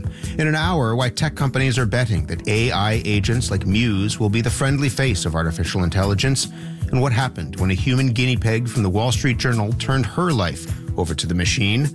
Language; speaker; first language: English; native; English